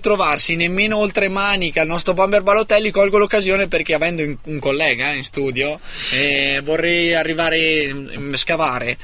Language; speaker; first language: Italian; native; Italian